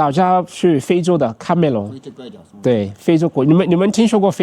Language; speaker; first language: Chinese; non-native, fluent; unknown